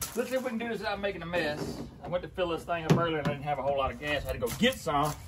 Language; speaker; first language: English; native; English